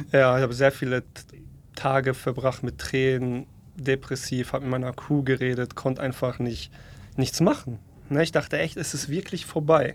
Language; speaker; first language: German; early bilingual, other home language; Polish